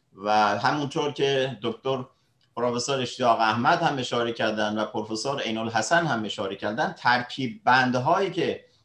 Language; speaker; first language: Persian; native; Persian